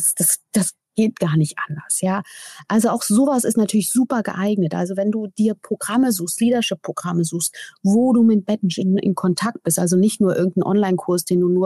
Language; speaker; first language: German; native; German